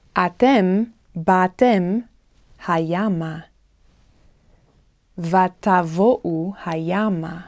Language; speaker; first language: Hebrew; non-native, fluent; English